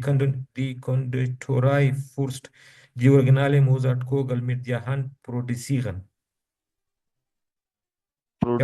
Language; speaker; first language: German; non-native, learner; Urdu